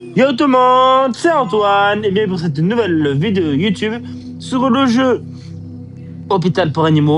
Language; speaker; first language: French; native; French